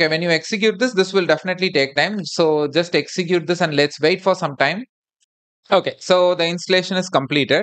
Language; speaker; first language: English; non-native, local second language; Tamil